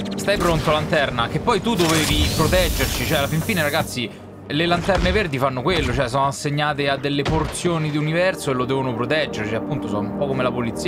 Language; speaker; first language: Italian; native; Italian